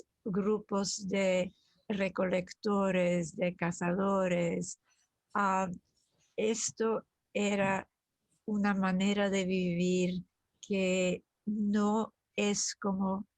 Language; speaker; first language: Spanish; early bilingual, other home language; German